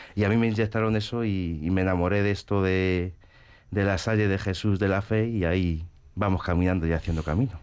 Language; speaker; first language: Spanish; native; Spanish